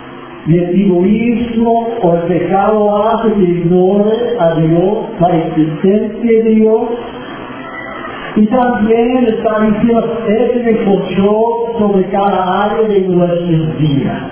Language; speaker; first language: Spanish; non-native, fluent; English